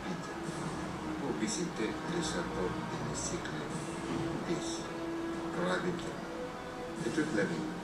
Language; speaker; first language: French; non-native, learner; Spanish